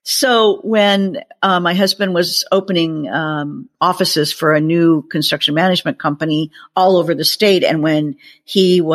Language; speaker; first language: English; native; English